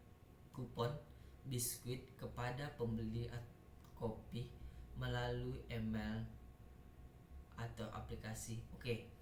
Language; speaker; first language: Indonesian; native; Indonesian